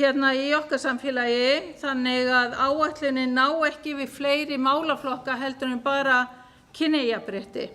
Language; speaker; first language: Icelandic; native; Icelandic